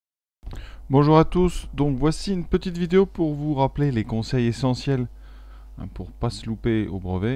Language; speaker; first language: French; native; French